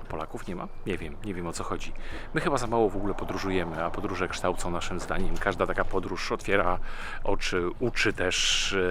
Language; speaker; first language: Polish; native; Polish